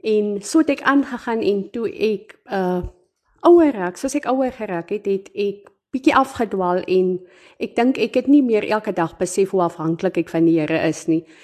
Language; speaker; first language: Afrikaans; native; Afrikaans